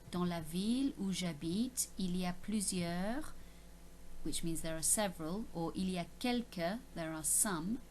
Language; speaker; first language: French; non-native, fluent; English